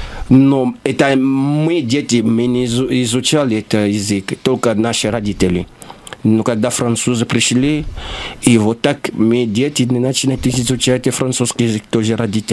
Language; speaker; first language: Russian; non-native, learner; Lingala